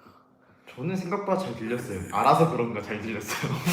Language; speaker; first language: Korean; native; Korean